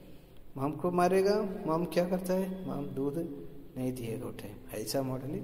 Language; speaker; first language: Hindi; non-native, local second language; Malayalam